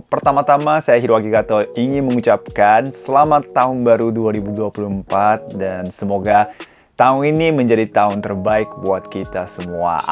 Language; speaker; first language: Indonesian; non-native, fluent; Japanese